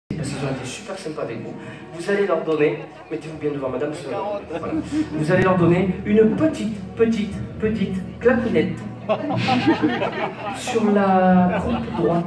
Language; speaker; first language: French; native; French